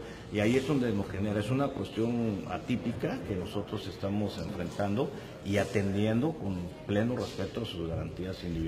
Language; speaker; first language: Spanish; native; Spanish